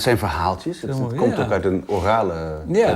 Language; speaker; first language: Dutch; native; Dutch